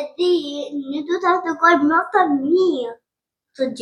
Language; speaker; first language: Albanian; early bilingual, heritage; Albanian